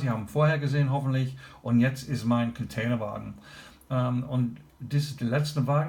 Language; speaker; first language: German; non-native, learner; English